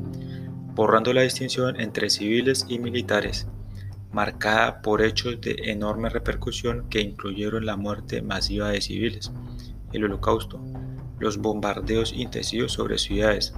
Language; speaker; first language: Spanish; native; Spanish